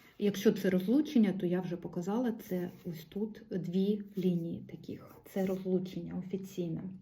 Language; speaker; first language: Ukrainian; non-native, local second language; Russian